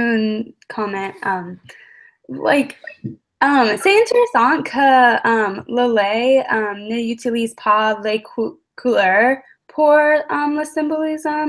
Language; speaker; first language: French; non-native, learner; English